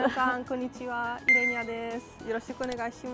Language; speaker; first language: Japanese; non-native, fluent; Italian